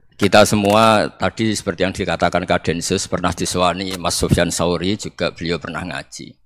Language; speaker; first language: Indonesian; non-native, local second language; Javanese